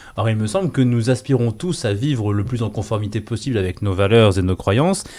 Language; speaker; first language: French; native; French